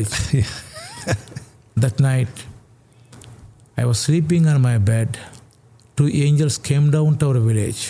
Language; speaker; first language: English; non-native, local second language; Telugu